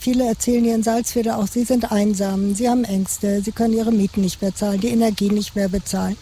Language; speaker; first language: German; native; German